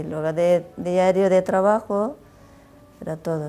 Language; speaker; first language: Spanish; non-native, learner; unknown